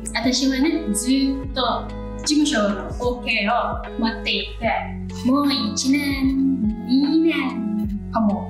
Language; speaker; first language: Japanese; non-native, learner; English